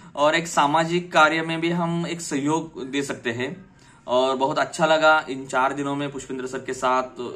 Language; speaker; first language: Hindi; non-native, local second language; Marathi